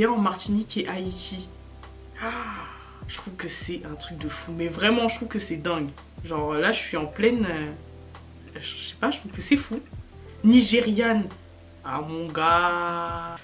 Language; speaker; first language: French; native; French